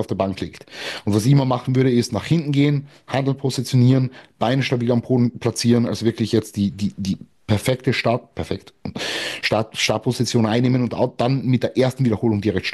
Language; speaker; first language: German; native; German